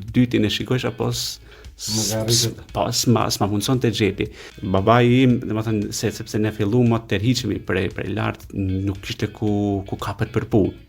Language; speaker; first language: Albanian; native; Albanian